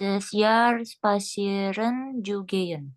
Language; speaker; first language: German; non-native, learner; Indonesian